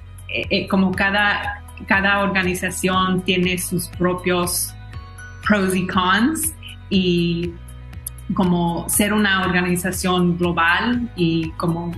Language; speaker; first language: Spanish; early bilingual, heritage; Spanish